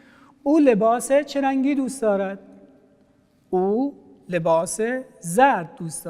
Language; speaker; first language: Persian; non-native, fluent; Arabic